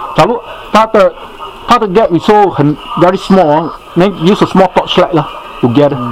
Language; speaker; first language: English; non-native, local second language; Chinese